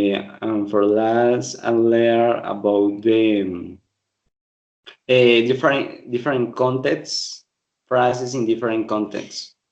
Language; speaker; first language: English; non-native, learner; Spanish